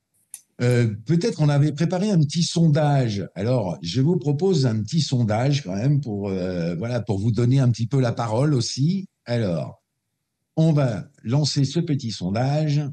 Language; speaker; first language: French; native; French